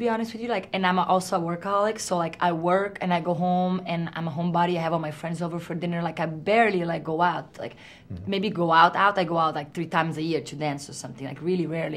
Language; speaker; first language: English; non-native, fluent; Portuguese